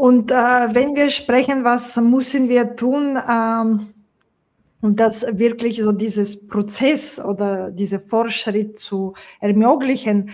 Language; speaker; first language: German; non-native, fluent; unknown